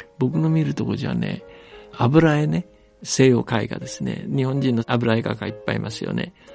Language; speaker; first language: Japanese; native; Japanese